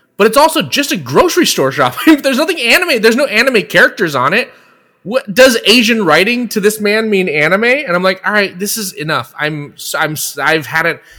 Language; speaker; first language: English; native; English